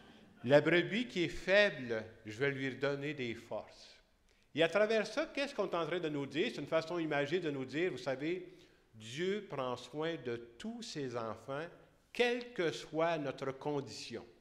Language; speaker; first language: French; native; French